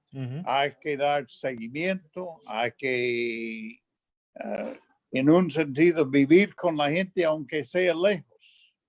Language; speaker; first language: Spanish; non-native, fluent; English